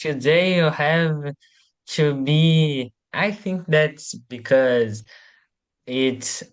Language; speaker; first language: English; non-native, learner; Portuguese